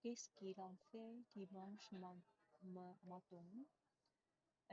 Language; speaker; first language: French; non-native, learner; Chinese